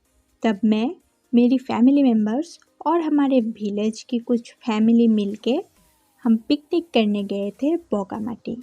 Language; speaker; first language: Hindi; non-native, local second language; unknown